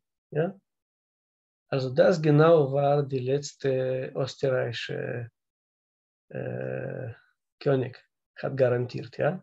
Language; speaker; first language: German; non-native, learner; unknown